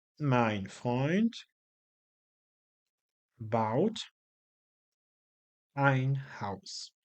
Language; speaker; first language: German; non-native, fluent; Polish